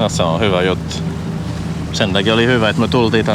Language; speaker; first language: Finnish; native; Finnish